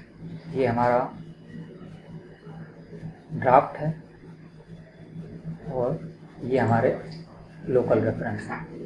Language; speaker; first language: Hindi; native; Hindi